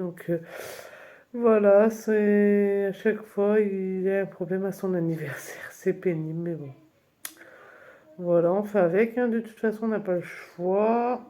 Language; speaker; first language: French; native; French